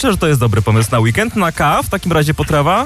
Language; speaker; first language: Polish; native; Polish